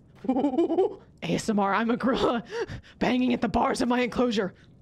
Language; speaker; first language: English; native; English